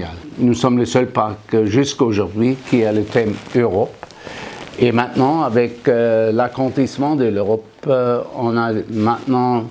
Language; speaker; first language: French; non-native, fluent; German